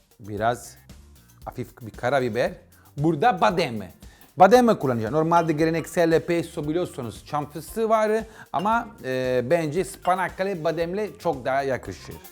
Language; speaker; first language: Turkish; non-native, learner; Italian